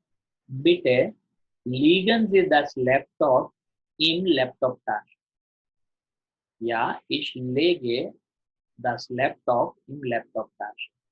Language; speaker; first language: German; non-native, learner; Gujarati